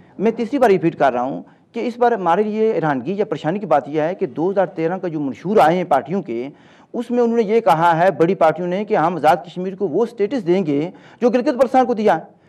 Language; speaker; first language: Urdu; non-native, local second language; Punjabi